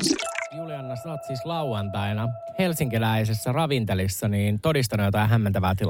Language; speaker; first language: Finnish; native; Finnish